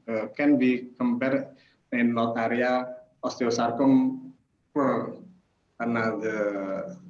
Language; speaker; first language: English; non-native, learner; Indonesian